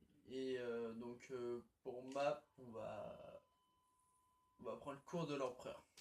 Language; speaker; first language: French; native; French